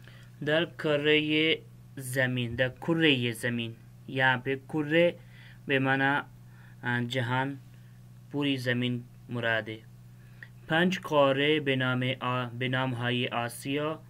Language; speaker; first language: Persian; non-native, fluent; Urdu